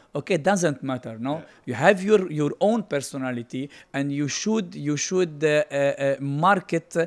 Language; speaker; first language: English; non-native, learner; Arabic